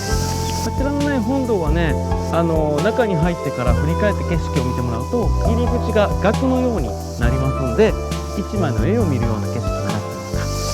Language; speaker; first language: Japanese; native; Japanese